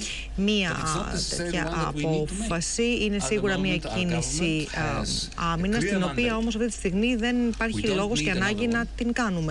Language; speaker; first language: Greek; native; Greek